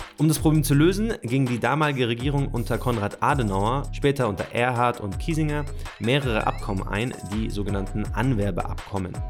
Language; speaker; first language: German; native; German